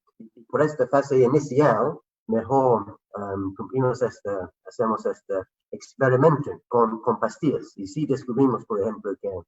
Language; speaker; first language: Spanish; non-native, fluent; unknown